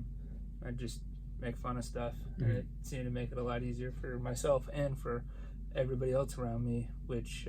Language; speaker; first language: English; native; English